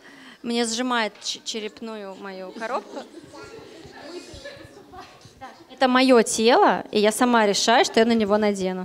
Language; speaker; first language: Russian; native; Russian